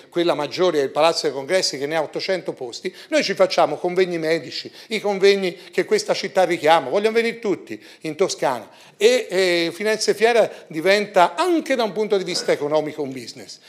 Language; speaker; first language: Italian; native; Italian